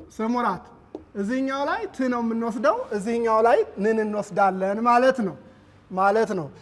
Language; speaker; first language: Amharic; native; Amharic